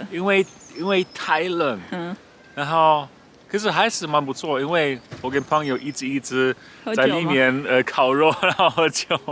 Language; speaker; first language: Chinese; non-native, learner; German